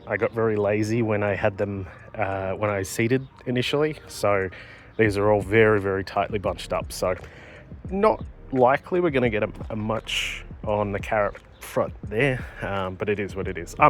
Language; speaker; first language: English; native; English